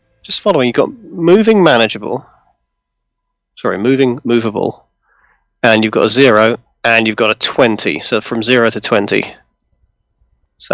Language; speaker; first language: English; native; English